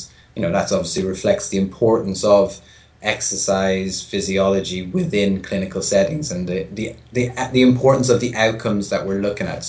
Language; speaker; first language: English; native; English